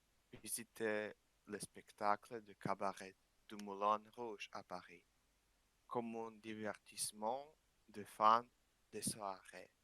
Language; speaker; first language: French; non-native, learner; Slovak